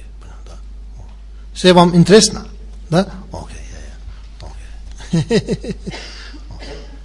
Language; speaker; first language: Russian; non-native, learner; Tibetan